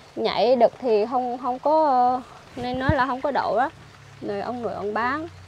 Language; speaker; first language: Vietnamese; non-native, local second language; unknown